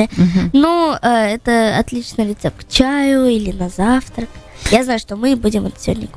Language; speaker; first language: Russian; early bilingual, heritage; Russian